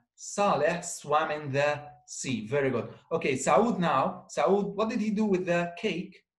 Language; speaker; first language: English; non-native, fluent; Arabic